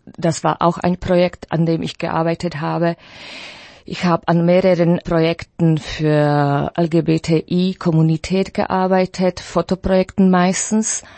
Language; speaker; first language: German; non-native, fluent; Slovak